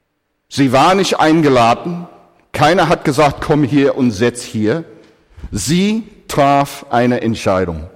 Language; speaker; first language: German; non-native, fluent; English